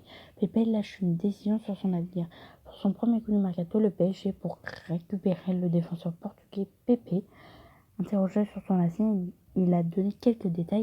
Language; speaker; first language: French; native; French